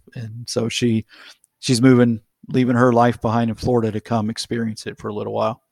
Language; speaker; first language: English; native; English